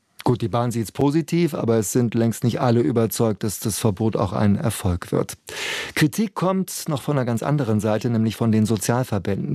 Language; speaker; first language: German; native; German